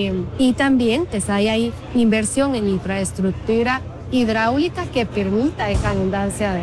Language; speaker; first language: Spanish; native; Spanish